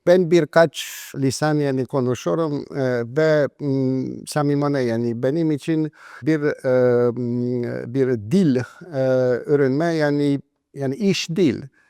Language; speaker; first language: Turkish; non-native, fluent; Polish